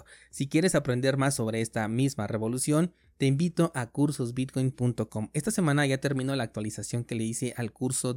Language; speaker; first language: Spanish; native; Spanish